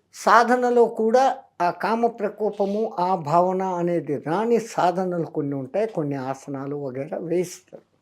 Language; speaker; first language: Telugu; non-native, local second language; Hindi